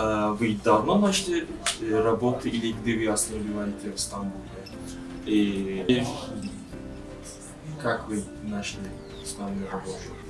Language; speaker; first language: Russian; non-native, learner; Turkish